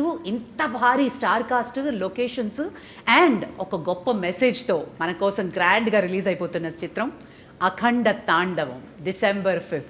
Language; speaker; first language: Telugu; native; Telugu